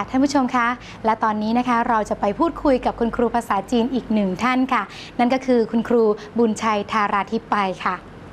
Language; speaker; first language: Thai; native; Thai